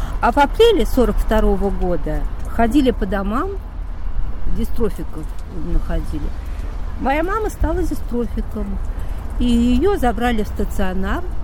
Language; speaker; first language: Russian; native; Russian